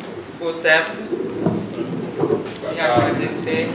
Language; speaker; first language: Portuguese; non-native, local second language; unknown